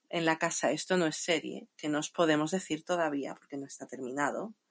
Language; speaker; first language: Spanish; native; Spanish